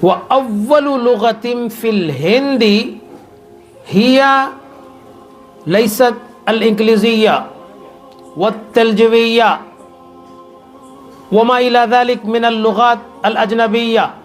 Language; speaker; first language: Arabic; non-native, learner; Urdu